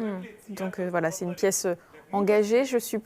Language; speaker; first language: French; native; French